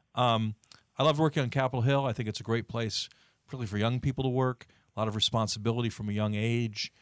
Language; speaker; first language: English; native; English